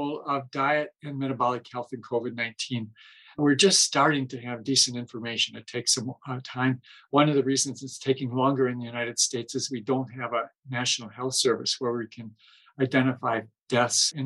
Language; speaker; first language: English; native; English